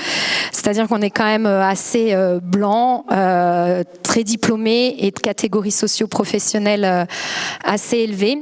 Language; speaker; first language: French; native; French